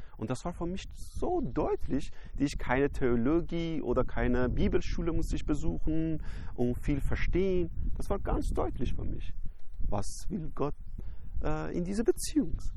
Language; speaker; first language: German; non-native, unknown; Persian